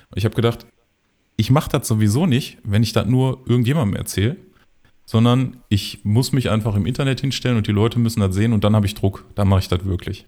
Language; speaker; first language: German; native; German